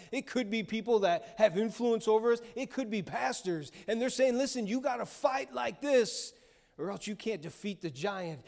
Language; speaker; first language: English; native; English